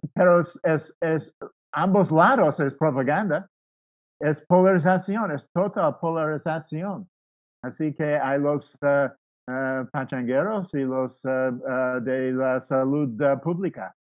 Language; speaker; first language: Spanish; non-native, fluent; English